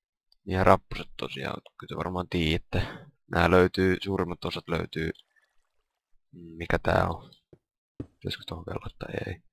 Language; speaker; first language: Finnish; native; Finnish